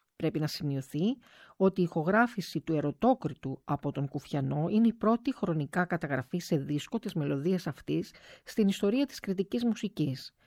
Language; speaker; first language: Greek; native; Greek